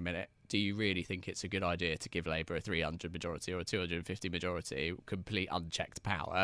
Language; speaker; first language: English; native; English